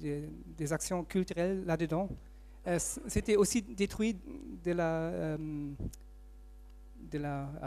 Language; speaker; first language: French; non-native, fluent; German